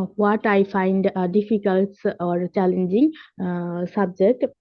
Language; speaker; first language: English; non-native, local second language; Bangla